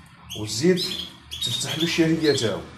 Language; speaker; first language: Arabic; native; Arabic